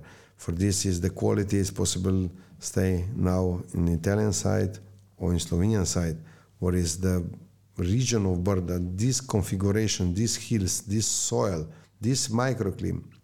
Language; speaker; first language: English; non-native, learner; Slovenian